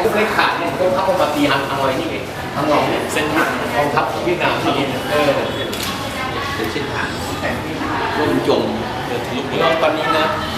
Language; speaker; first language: Thai; non-native, fluent; Vietnamese